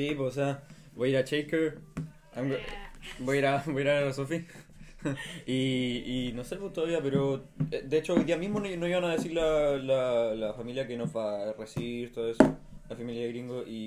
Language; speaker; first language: Spanish; native; Spanish